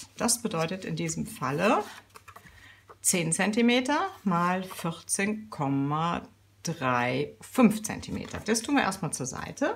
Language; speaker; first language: German; native; German